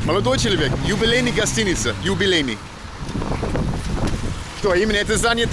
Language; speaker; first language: Russian; non-native, learner; English